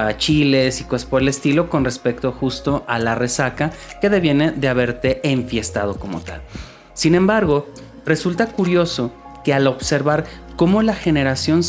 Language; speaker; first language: Spanish; native; Spanish